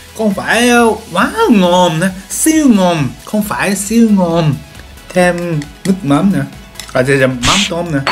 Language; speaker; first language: Vietnamese; non-native, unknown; Japanese